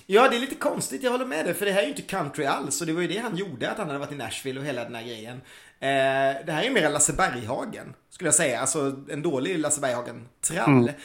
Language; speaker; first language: Swedish; native; Swedish